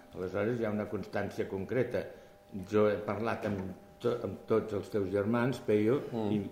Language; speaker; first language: Catalan; native; Catalan